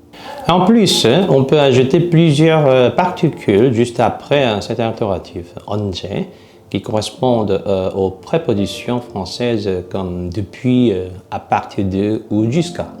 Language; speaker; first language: French; non-native, fluent; Korean